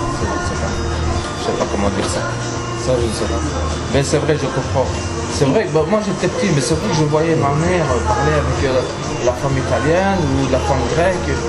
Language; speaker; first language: French; early bilingual, other home language; Turkish